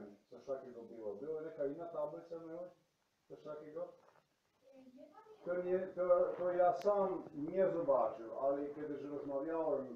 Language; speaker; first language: Polish; non-native, learner; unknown